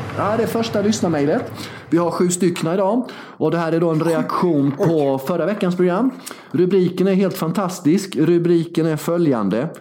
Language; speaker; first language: Swedish; early bilingual, other home language; Serbian